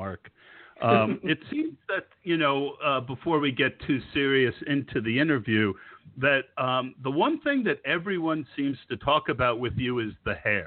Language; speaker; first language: English; native; English